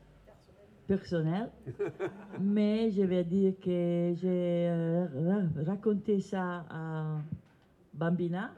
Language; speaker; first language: French; non-native, learner; Italian